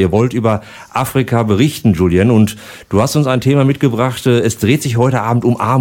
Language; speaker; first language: German; native; German